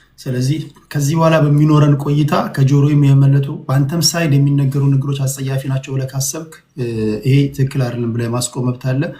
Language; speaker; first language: Amharic; native; Amharic